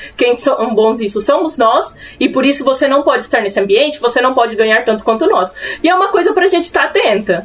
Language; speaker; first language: Portuguese; early bilingual, other home language; Spanish